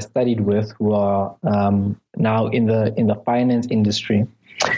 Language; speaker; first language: English; non-native, local second language; Zulu